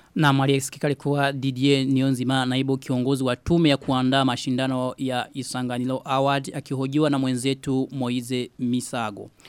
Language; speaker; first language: Swahili; non-native, local second language; Rundi